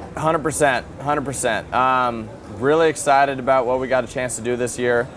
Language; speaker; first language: English; native; English